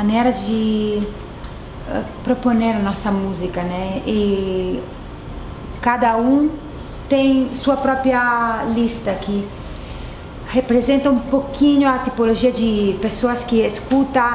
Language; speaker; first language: Portuguese; non-native, fluent; Italian